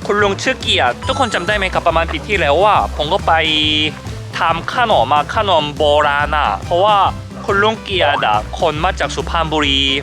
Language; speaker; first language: Thai; non-native, fluent; Korean